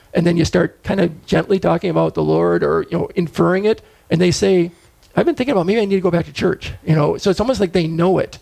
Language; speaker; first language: English; native; English